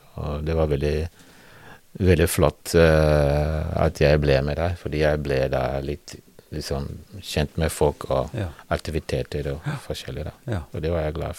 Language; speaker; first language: Norwegian; non-native, fluent; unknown